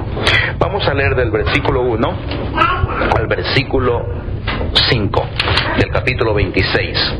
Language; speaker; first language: Spanish; native; Spanish